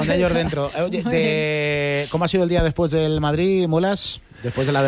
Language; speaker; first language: Spanish; native; Spanish